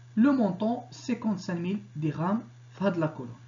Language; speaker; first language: French; non-native, local second language; Arabic